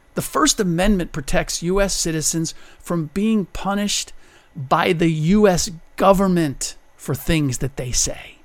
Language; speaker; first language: English; early bilingual, other home language; German